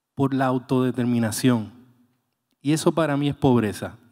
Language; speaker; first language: Spanish; native; Spanish